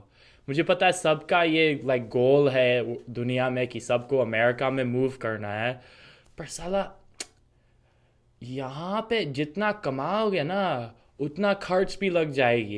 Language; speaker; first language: Hindi; non-native, fluent; English